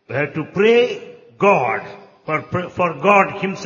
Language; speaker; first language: English; non-native, local second language; Telugu